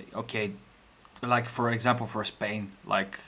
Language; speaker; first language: English; non-native, fluent; Bulgarian